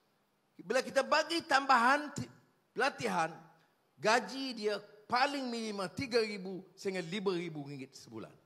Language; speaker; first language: Malay; native; Malay